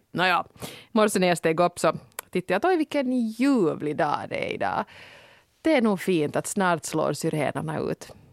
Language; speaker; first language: Swedish; native; Swedish